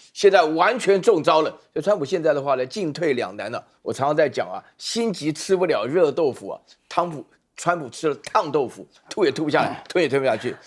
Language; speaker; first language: Chinese; native; Chinese